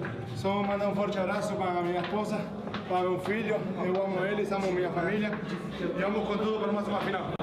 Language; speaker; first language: Portuguese; non-native, fluent; Spanish